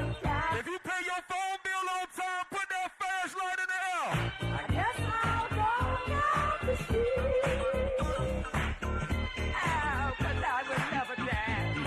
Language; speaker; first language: English; native; English